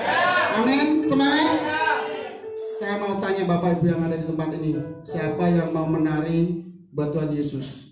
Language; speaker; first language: Indonesian; non-native, local second language; Javanese